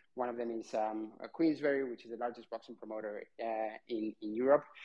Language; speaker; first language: English; non-native, fluent; Spanish